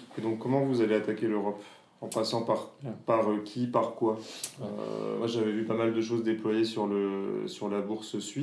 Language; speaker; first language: French; native; French